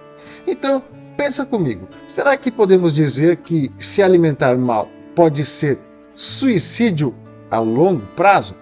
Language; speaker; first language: Portuguese; native; Portuguese